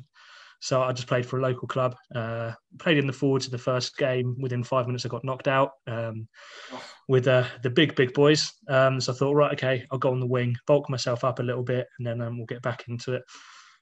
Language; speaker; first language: English; native; English